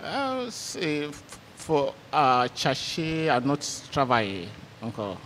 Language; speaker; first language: French; non-native, learner; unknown